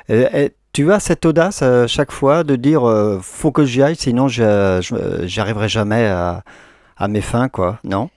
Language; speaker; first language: French; native; French